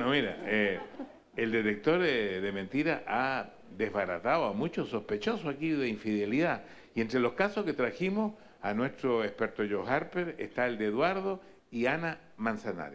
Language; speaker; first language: Spanish; native; Spanish